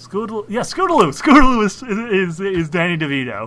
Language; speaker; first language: English; native; English